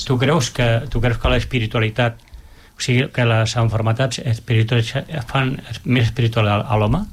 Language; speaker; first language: Catalan; native; Catalan